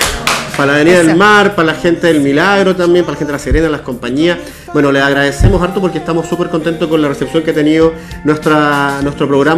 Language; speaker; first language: Spanish; native; Spanish